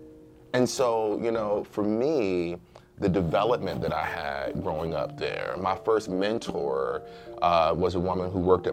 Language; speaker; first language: English; native; English